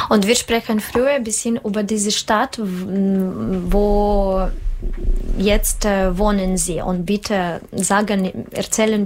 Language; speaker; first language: German; non-native, learner; Russian